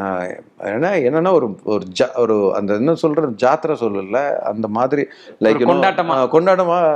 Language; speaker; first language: Tamil; non-native, learner; Telugu